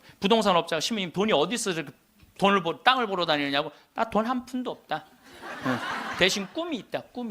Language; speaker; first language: Korean; native; Korean